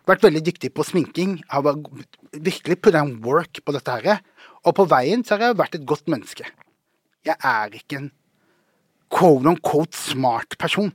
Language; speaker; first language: Norwegian; early bilingual, other home language; Somali